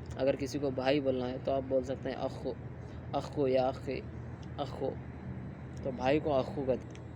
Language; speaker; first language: Urdu; native; Urdu